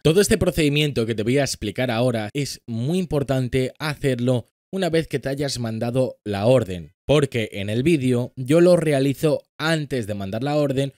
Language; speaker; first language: Spanish; native; Spanish